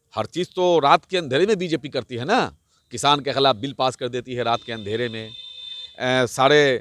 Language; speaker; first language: Hindi; native; Hindi